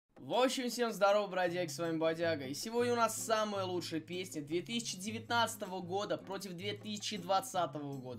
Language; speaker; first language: Russian; native; Russian